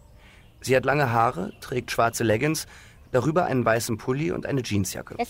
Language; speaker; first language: German; native; German